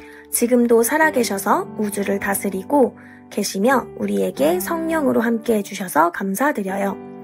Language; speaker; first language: Korean; native; Korean